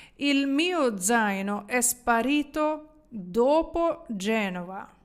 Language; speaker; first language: Italian; non-native, fluent; Ukrainian